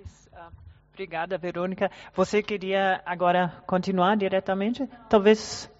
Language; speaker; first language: Portuguese; non-native, fluent; German